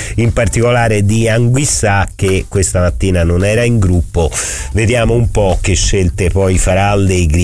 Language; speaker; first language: Italian; native; Italian